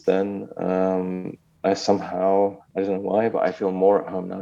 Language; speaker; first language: English; native; English